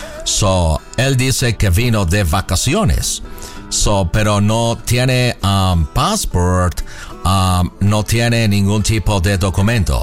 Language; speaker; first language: Spanish; native; Spanish